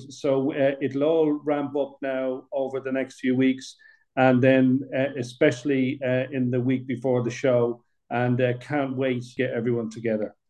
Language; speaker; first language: English; native; English